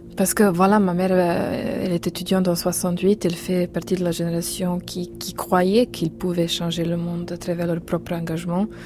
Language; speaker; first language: French; non-native, fluent; Serbian